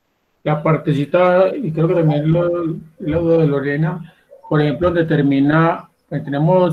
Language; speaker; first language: Spanish; native; Spanish